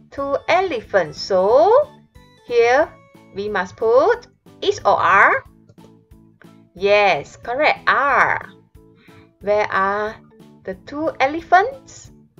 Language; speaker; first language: English; non-native, local second language; Chinese